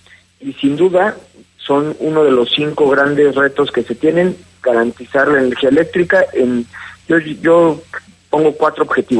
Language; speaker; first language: Spanish; native; Spanish